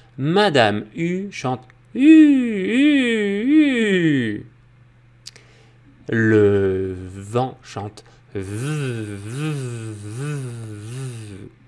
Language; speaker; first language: French; native; French